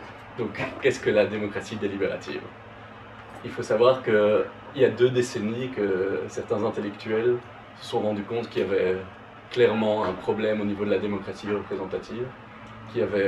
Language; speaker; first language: French; native; French